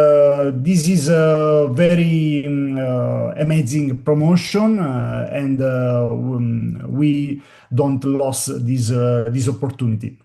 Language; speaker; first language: English; non-native, learner; Italian